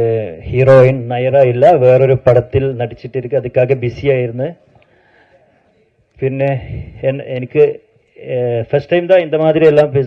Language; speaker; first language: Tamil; non-native, learner; Malayalam